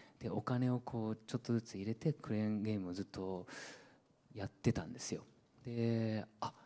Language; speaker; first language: Japanese; early bilingual, other home language; Burmese